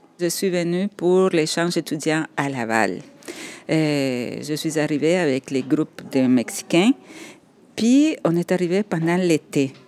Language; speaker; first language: French; non-native, fluent; Spanish